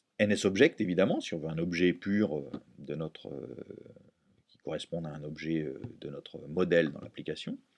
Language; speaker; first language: French; native; French